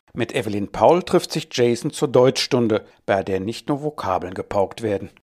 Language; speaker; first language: German; native; German